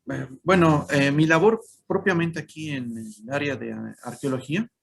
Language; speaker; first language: Spanish; native; Spanish